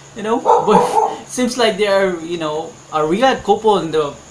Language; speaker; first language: English; non-native, local second language; Cebuano